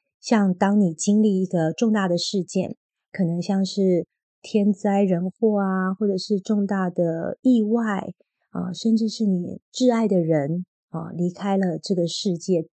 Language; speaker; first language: Chinese; native; Chinese